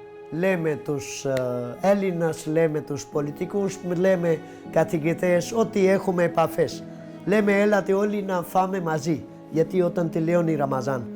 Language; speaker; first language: Greek; non-native, learner; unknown